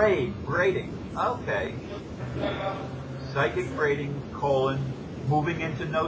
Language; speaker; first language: English; native; English